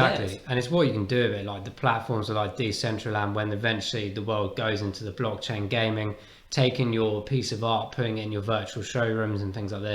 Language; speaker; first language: English; native; English